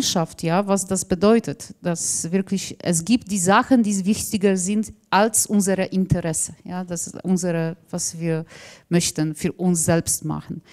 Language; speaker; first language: German; non-native, fluent; Polish